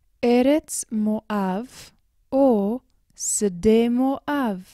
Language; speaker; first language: Hebrew; non-native, fluent; English